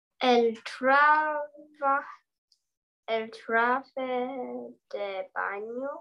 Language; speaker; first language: Spanish; non-native, learner; English